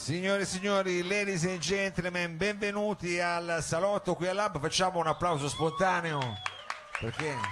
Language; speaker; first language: Italian; native; Italian